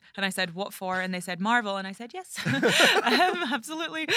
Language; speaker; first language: English; native; English